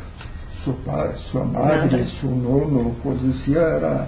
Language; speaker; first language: Italian; early bilingual, heritage; Portuguese